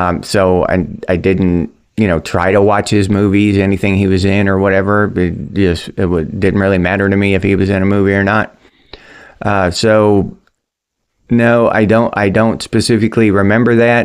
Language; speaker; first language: English; native; English